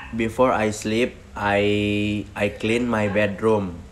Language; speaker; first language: English; non-native, learner; Indonesian